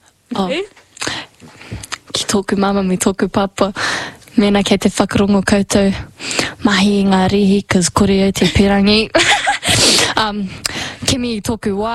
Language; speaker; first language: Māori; non-native, local second language; English